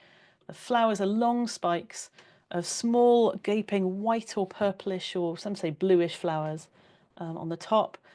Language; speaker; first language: English; native; English